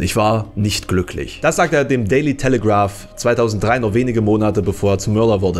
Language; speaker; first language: German; native; German